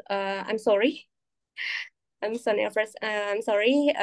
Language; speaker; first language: English; non-native, learner; Indonesian